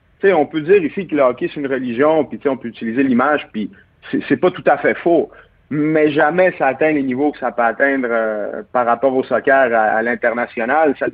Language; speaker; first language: French; early bilingual, other home language; Spanish